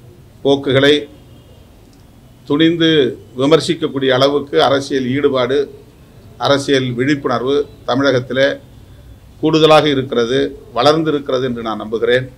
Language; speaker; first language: Tamil; native; Tamil